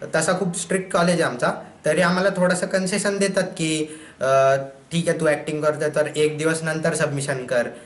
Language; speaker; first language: Marathi; non-native, local second language; Hindi